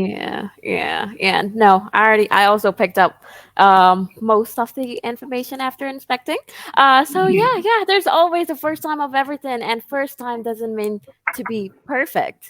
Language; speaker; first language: English; non-native, fluent; Khmer